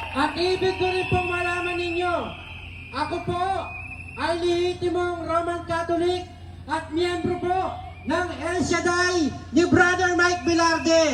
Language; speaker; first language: Filipino; native; Filipino